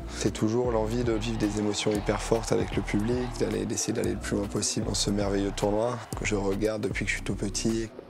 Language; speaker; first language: French; native; French